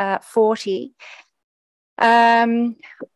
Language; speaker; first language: English; native; English